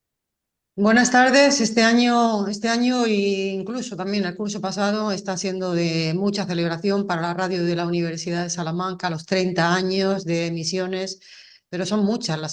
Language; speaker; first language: Spanish; native; Spanish